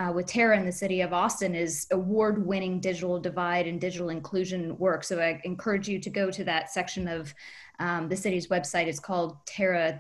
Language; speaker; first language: English; native; English